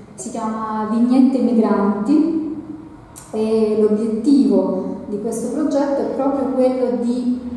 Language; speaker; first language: Italian; native; Italian